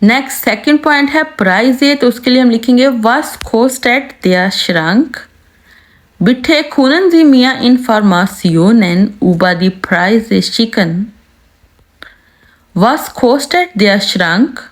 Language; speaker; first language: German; non-native, fluent; Urdu